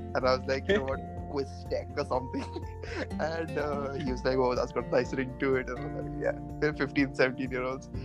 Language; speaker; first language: English; non-native, local second language; Marathi